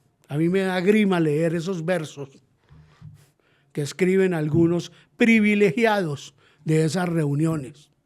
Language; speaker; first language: Spanish; native; Spanish